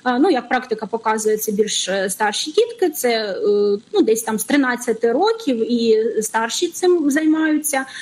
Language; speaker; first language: Ukrainian; native; Ukrainian